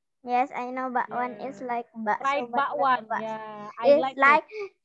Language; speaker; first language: English; non-native, learner; Indonesian